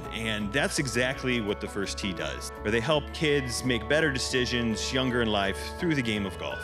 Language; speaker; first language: English; native; English